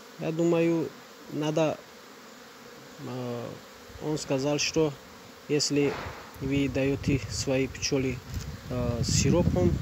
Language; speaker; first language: Russian; non-native, learner; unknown